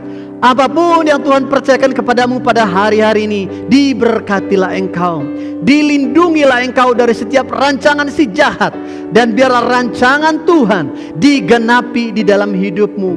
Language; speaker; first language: Indonesian; native; Indonesian